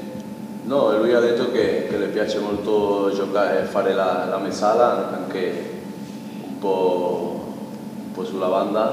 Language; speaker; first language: Italian; non-native, fluent; Spanish